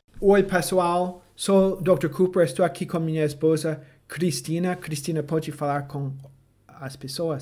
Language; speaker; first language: Portuguese; non-native, fluent; English